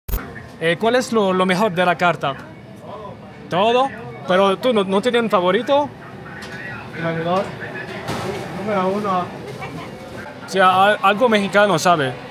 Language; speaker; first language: Spanish; non-native, learner; French